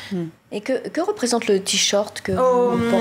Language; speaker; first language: French; native; French